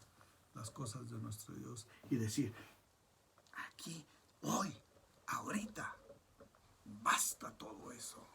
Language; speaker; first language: Spanish; native; Spanish